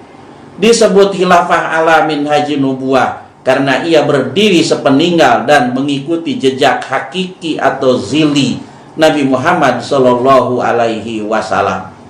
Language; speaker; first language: Indonesian; native; Indonesian